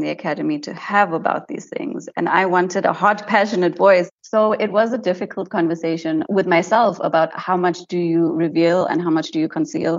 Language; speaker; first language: English; native; English